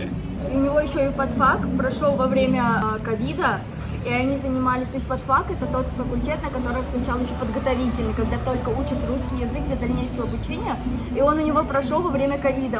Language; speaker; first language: Russian; native; Russian